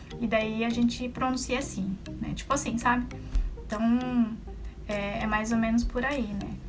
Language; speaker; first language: Portuguese; non-native, local second language; Japanese